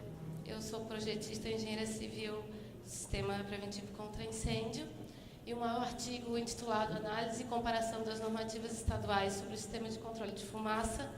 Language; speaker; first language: Portuguese; native; Portuguese